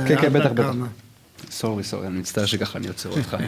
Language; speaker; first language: Hebrew; native; Hebrew